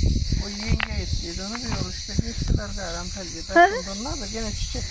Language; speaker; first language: Turkish; native; Turkish